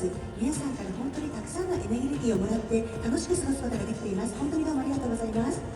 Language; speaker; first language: Japanese; native; Japanese